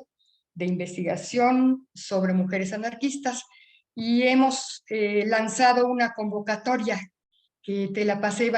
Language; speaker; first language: Spanish; native; Spanish